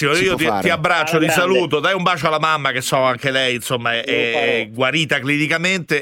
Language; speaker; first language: Italian; native; Italian